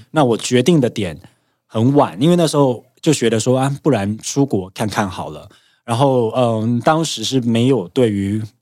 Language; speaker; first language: Chinese; native; Chinese